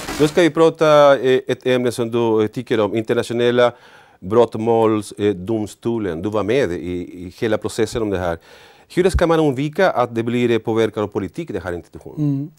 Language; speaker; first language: Swedish; non-native, learner; Spanish